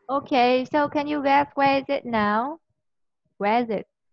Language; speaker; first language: English; non-native, fluent; Vietnamese